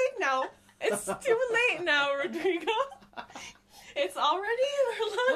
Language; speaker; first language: English; non-native, local second language; Cebuano